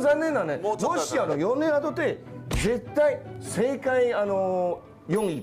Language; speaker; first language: Japanese; non-native, learner; Chinese